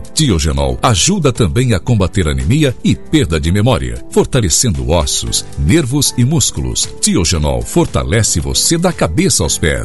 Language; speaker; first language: Portuguese; native; Portuguese